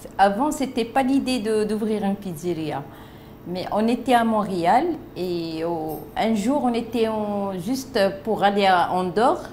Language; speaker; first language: French; non-native, local second language; Arabic